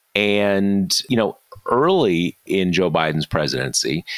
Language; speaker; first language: English; native; English